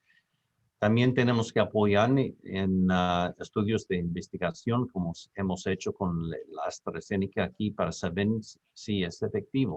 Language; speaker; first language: Spanish; non-native, fluent; English